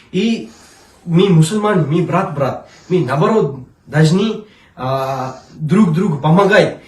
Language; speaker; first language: Russian; non-native, learner; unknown